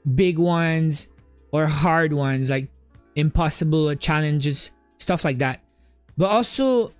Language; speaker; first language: English; native; English